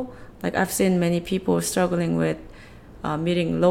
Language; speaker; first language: English; non-native, fluent; Korean